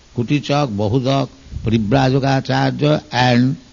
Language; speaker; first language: English; non-native, local second language; Bangla